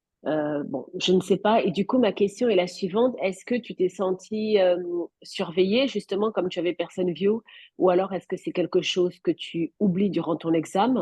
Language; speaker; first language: French; native; French